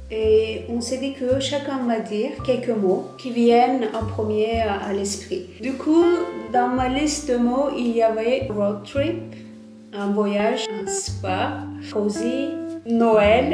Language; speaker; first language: French; non-native, fluent; Turkish